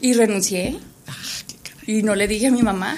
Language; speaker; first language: Spanish; native; Spanish